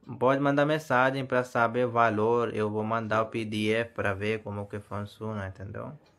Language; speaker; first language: Portuguese; non-native, learner; Hindi